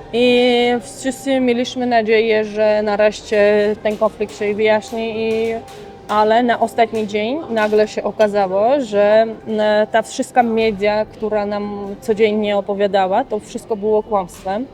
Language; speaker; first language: Polish; non-native, fluent; Armenian